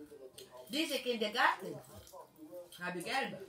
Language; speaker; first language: German; non-native, learner; Filipino